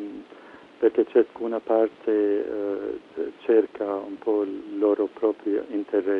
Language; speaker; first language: Italian; non-native, fluent; Arabic